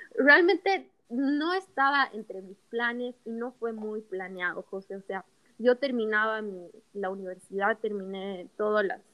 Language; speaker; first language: Spanish; native; Spanish